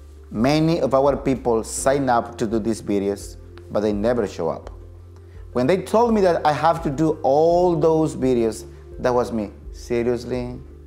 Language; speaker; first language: English; non-native, fluent; Spanish